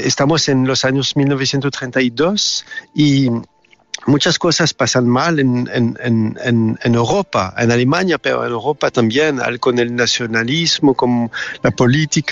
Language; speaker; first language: Spanish; non-native, learner; French